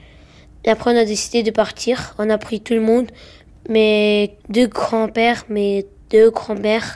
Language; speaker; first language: French; early bilingual, other home language; Ukrainian